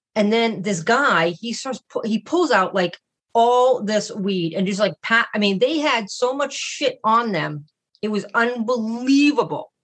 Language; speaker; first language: English; native; English